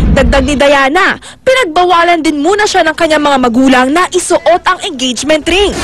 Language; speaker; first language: Filipino; native; Filipino